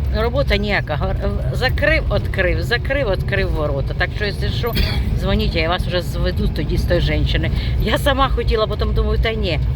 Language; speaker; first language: Ukrainian; native; Ukrainian